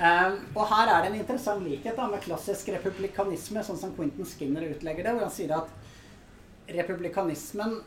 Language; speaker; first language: Norwegian; native; Norwegian